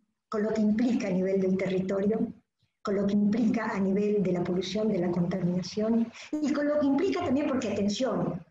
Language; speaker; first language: Spanish; native; Spanish